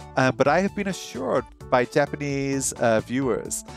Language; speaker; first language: English; native; English